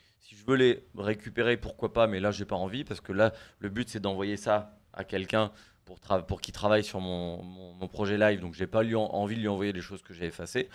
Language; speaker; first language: French; native; French